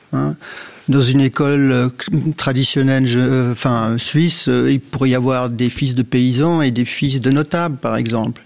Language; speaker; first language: French; early bilingual, other home language; Dutch